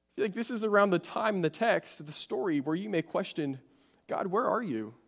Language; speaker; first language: English; native; English